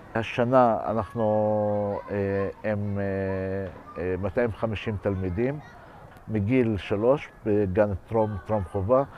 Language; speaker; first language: Hebrew; non-native, local second language; Arabic